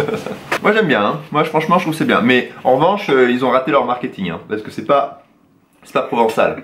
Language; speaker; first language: French; native; French